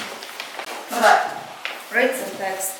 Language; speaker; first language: English; non-native, learner; Kazakh